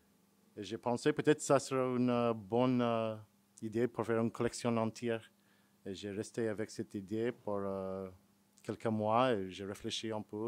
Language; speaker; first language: French; non-native, fluent; English